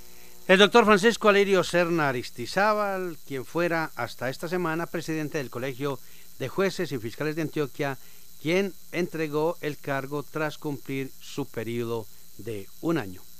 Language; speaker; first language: Spanish; native; Spanish